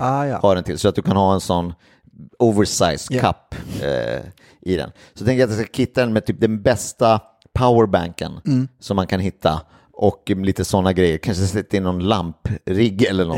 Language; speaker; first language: Swedish; native; Swedish